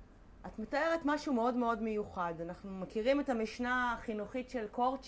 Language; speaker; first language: Hebrew; native; Hebrew